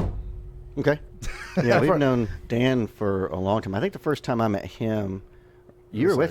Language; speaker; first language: English; native; English